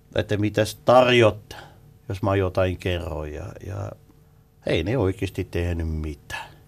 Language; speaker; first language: Finnish; non-native, fluent; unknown